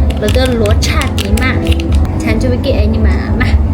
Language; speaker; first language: Thai; non-native, learner; Chinese